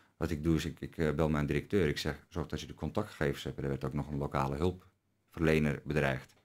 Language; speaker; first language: Dutch; early bilingual, other home language; Turkish